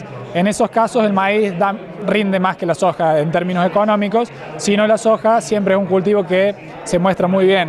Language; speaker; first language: Spanish; native; Spanish